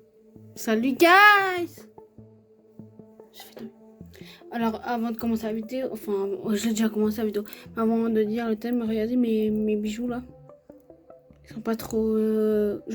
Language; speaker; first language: French; native; French